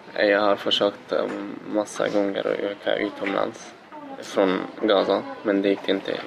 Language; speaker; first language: Swedish; non-native, fluent; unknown